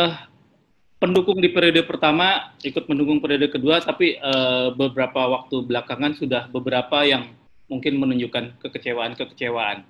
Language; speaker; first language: Indonesian; native; Indonesian